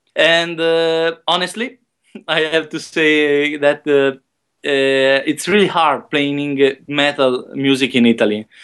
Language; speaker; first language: English; non-native, learner; Italian